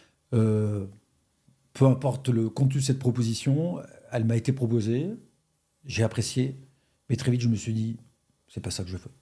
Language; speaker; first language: French; native; French